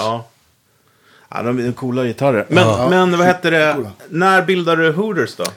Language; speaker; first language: Swedish; native; Swedish